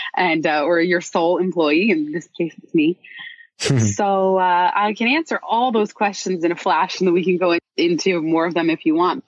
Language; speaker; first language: English; native; English